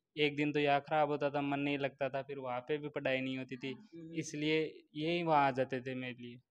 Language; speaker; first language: Hindi; native; Hindi